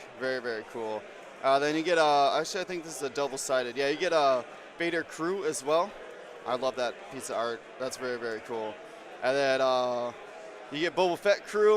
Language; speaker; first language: English; native; English